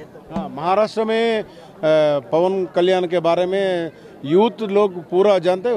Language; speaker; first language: Hindi; non-native, local second language; Telugu